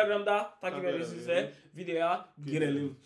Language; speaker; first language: Turkish; non-native, learner; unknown